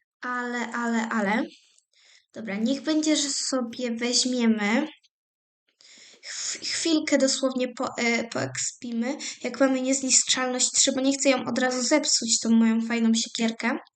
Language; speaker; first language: Polish; native; Polish